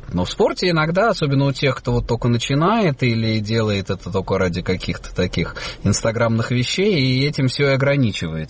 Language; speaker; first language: Russian; native; Russian